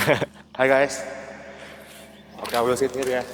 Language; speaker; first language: English; non-native, learner; Indonesian